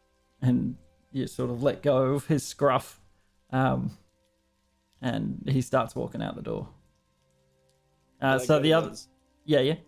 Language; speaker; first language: English; native; English